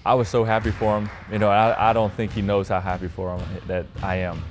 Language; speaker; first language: English; native; English